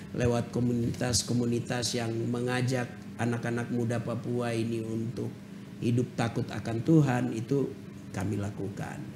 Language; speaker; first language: Indonesian; native; Indonesian